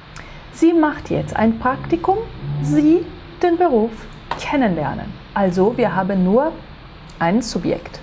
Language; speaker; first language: German; non-native, fluent; Portuguese